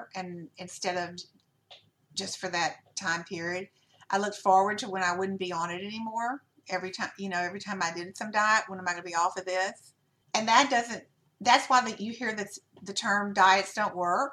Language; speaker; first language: English; native; English